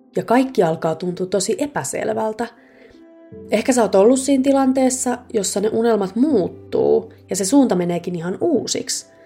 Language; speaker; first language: Finnish; native; Finnish